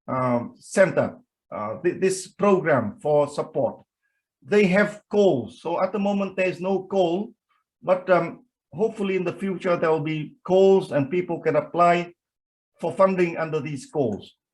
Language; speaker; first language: English; non-native, fluent; Vietnamese